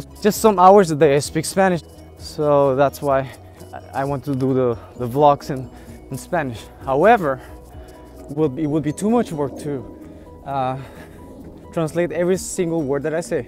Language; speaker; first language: English; non-native, fluent; Spanish